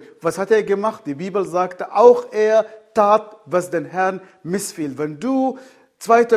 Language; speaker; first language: German; non-native, fluent; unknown